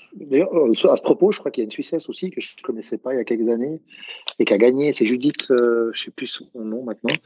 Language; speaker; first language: French; native; French